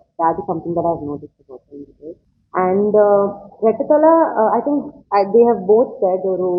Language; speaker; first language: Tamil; non-native, learner; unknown